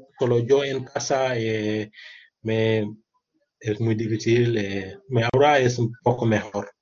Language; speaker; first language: Spanish; non-native, learner; Wolof